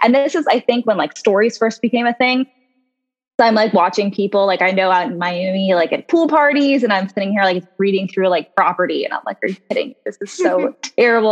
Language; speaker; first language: English; native; English